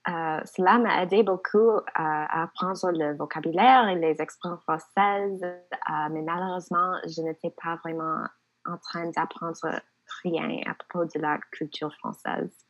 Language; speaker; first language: French; non-native, local second language; English